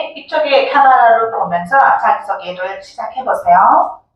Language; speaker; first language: Korean; non-native, fluent; Nepali